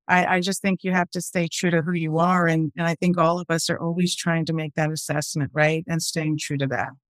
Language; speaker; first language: English; early bilingual, other home language; Spanish